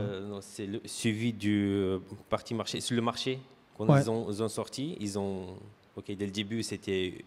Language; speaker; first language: French; non-native, fluent; Romanian